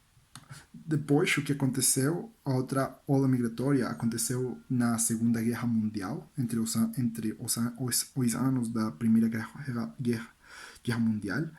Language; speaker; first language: Portuguese; non-native, learner; Spanish